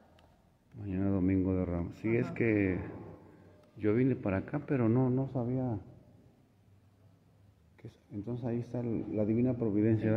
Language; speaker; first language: Spanish; native; Spanish